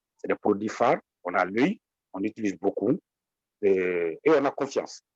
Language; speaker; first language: French; non-native, local second language; Bambara